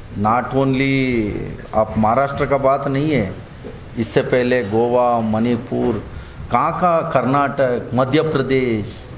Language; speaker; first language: Hindi; non-native, local second language; Kannada